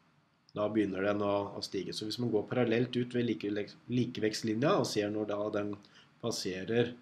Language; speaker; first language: Norwegian; native; Norwegian